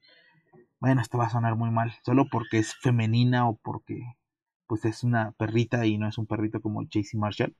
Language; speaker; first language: Spanish; native; Spanish